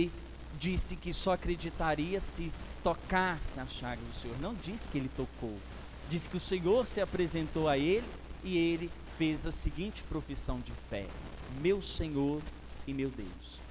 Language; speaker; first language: Portuguese; native; Portuguese